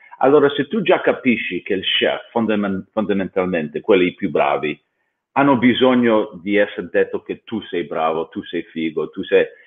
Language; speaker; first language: Italian; non-native, fluent; English